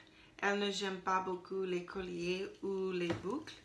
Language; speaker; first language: French; non-native, learner; English